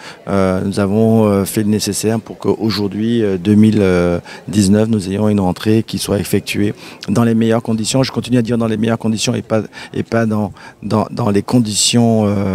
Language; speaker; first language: French; early bilingual, heritage; French